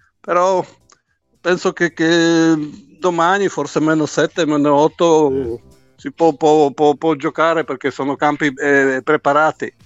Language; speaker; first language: Italian; non-native, learner; Polish